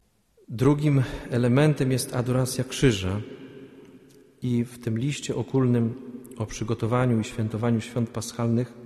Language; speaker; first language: Polish; native; Polish